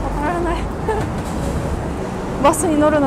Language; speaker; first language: Japanese; non-native, fluent; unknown